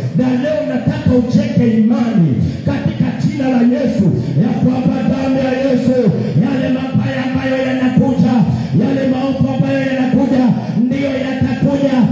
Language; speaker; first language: Swahili; non-native, local second language; Luyia